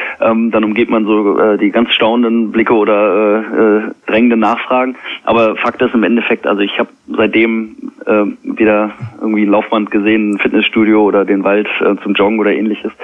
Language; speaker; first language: German; native; German